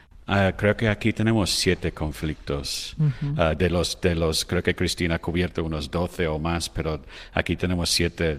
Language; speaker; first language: Spanish; non-native, fluent; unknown